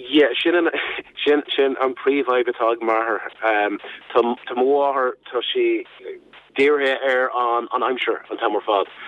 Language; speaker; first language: Irish; non-native, local second language; English